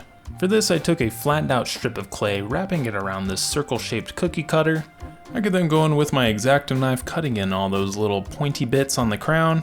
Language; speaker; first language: English; native; English